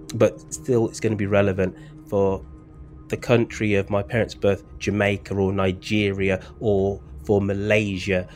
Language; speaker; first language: English; native; English